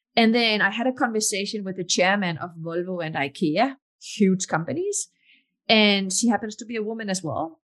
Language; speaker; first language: English; non-native, fluent; Danish